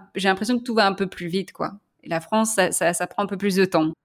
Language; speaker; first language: French; native; French